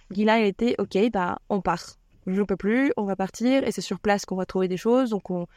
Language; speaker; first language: French; non-native, fluent; Spanish